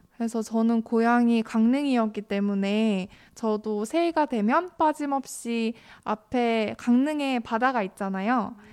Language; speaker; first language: Korean; native; Korean